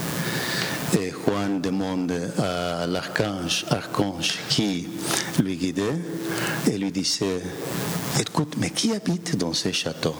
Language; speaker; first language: French; non-native, fluent; Spanish